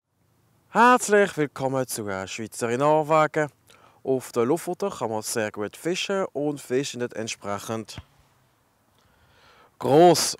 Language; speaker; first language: German; native; German